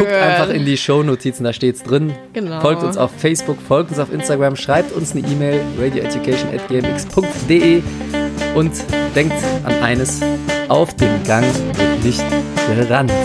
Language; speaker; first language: German; native; German